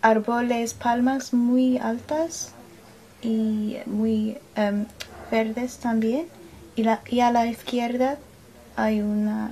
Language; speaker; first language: Spanish; non-native, learner; English